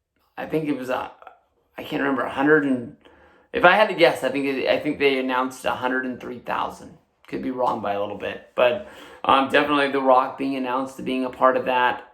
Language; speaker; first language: English; native; English